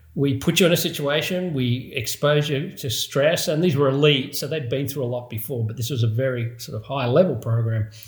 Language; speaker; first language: English; native; English